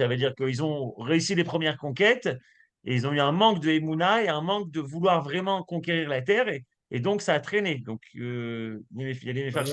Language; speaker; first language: French; native; French